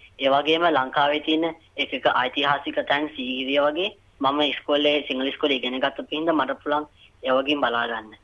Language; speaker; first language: Sinhala; early bilingual, heritage; Sinhala